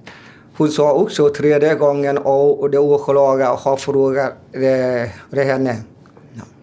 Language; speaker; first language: Swedish; non-native, learner; Vietnamese